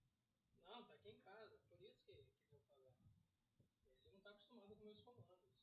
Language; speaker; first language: Portuguese; native; Portuguese